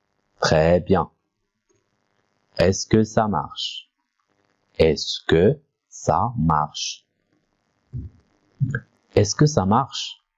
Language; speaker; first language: French; non-native, local second language; Arabic